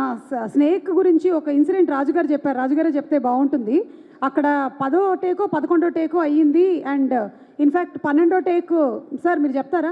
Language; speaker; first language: Telugu; native; Telugu